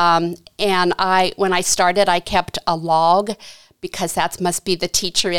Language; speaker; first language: English; native; English